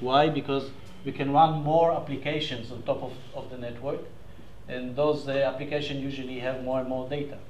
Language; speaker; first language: English; non-native, fluent; Hebrew